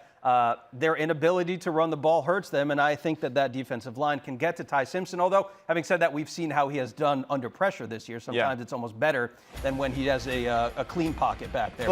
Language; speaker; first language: English; native; English